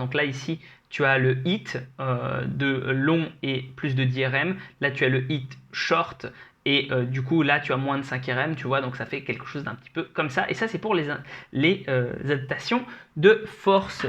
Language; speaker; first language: French; native; French